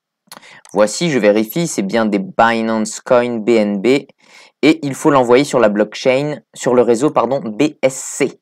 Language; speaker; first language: French; native; French